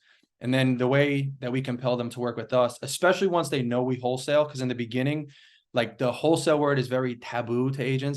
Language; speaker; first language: English; native; English